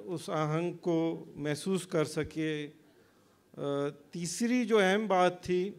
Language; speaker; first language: Urdu; non-native, local second language; Baluchi